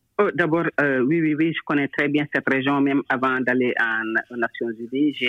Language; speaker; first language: French; non-native, local second language; Wolof